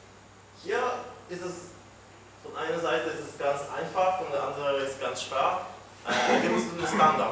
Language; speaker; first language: German; non-native, fluent; Polish